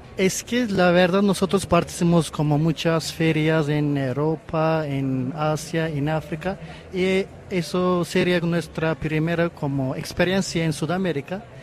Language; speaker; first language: Spanish; non-native, learner; Turkish